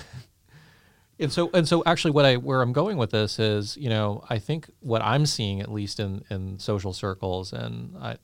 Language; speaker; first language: English; native; English